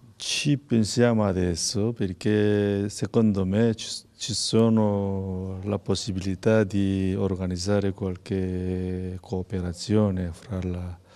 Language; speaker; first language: Italian; non-native, learner; Korean